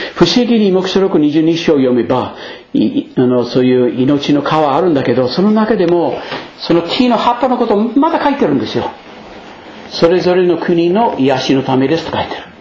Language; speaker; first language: Japanese; non-native, fluent; English